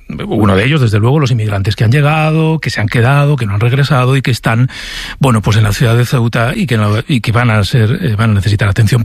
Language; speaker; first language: Spanish; native; Spanish